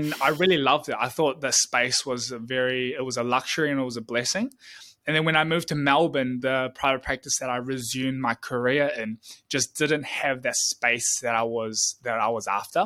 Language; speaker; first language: English; native; English